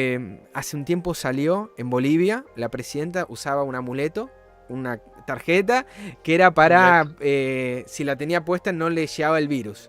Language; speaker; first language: Spanish; native; Spanish